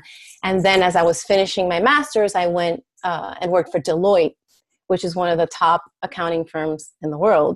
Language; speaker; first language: English; early bilingual, other home language; Spanish